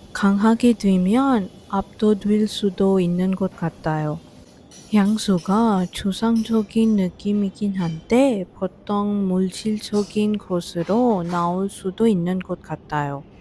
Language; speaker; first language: Korean; non-native, fluent; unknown